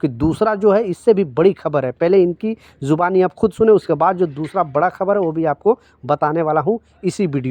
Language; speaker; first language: Hindi; native; Hindi